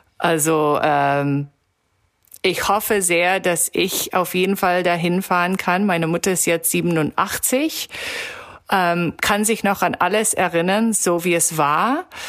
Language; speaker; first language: German; early bilingual, heritage; German